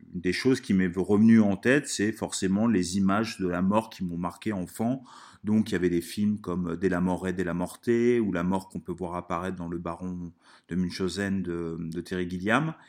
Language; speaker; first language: French; early bilingual, other home language; Italian